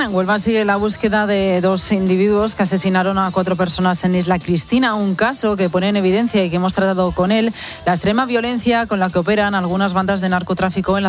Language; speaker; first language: Spanish; native; Spanish